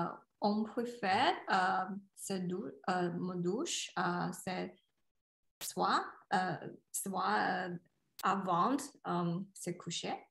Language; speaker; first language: French; non-native, learner; Chinese